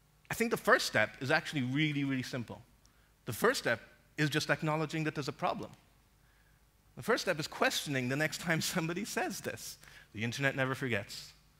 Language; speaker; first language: English; native; English